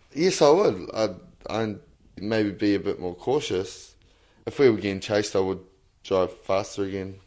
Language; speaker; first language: English; native; English